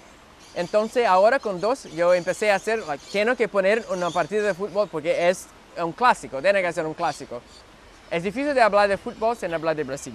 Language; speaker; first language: Spanish; non-native, learner; Portuguese